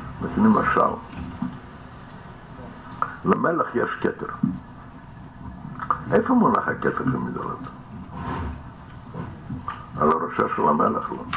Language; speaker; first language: Hebrew; non-native, fluent; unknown